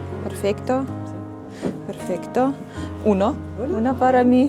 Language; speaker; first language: Spanish; non-native, learner; Russian